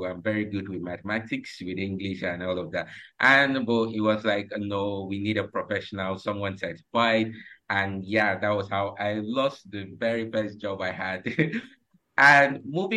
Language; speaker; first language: English; non-native, local second language; Ibibio